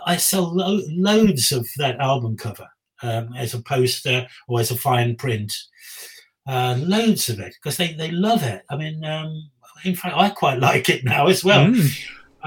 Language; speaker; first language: English; native; English